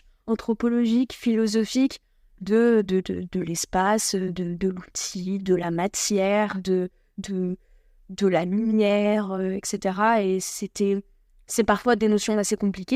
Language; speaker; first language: French; native; French